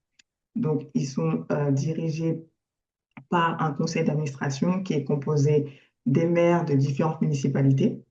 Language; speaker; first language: French; native; French